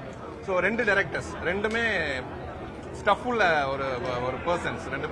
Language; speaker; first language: Tamil; native; Tamil